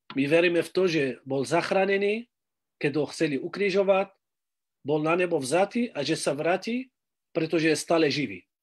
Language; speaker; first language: Slovak; non-native, fluent; Arabic